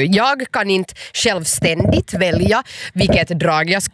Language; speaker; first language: Swedish; native; Swedish